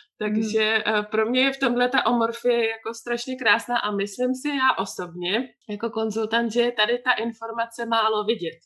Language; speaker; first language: Czech; native; Czech